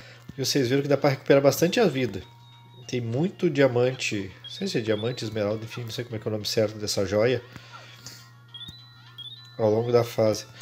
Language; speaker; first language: Portuguese; native; Portuguese